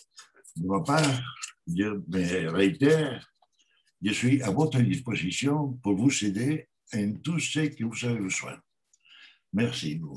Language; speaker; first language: French; non-native, learner; Spanish